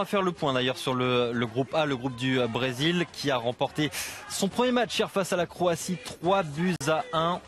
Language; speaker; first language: French; native; French